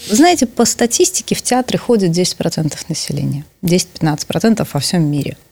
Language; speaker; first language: Russian; native; Russian